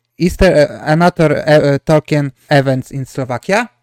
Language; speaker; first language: English; non-native, learner; Polish